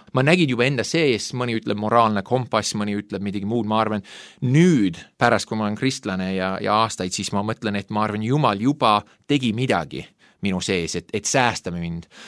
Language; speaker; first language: Estonian; non-native, fluent; English